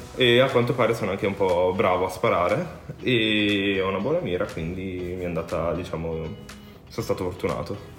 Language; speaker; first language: Italian; early bilingual, other home language; Romanian